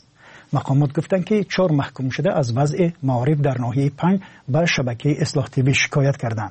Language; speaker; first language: Persian; native; Persian